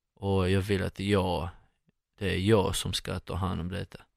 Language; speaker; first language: Swedish; non-native, fluent; Russian